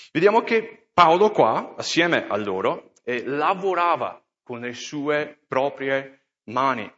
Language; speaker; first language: Italian; non-native, fluent; English